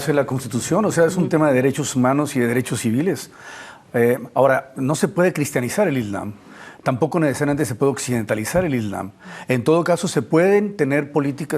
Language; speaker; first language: Spanish; native; Spanish